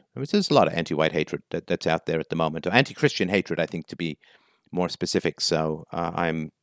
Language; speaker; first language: English; native; English